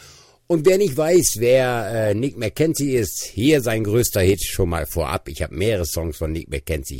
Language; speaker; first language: German; native; German